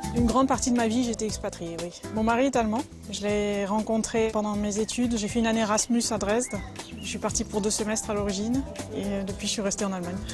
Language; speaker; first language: French; native; French